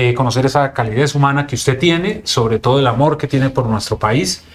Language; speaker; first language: Spanish; native; Spanish